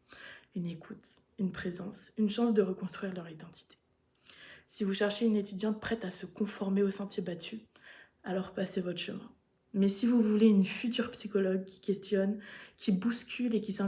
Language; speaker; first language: French; native; French